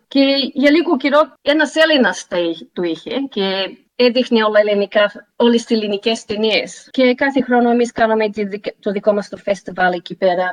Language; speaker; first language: Greek; early bilingual, heritage; Greek